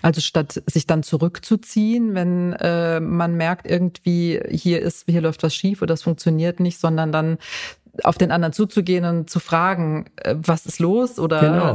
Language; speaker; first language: German; native; German